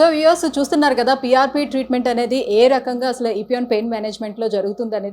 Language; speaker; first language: Telugu; native; Telugu